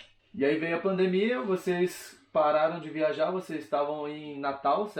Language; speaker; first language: Portuguese; native; Portuguese